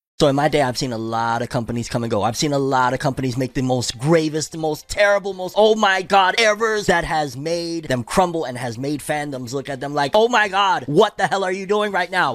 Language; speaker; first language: English; early bilingual, other home language; Spanish